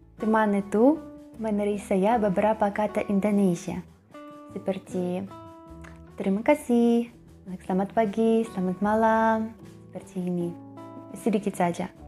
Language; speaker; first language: Indonesian; non-native, learner; Russian